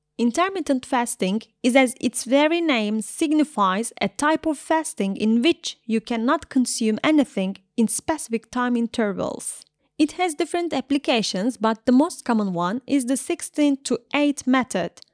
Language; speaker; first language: English; non-native, fluent; Turkish